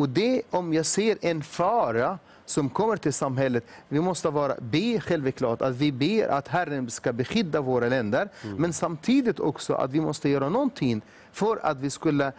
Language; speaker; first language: Swedish; non-native, fluent; Arabic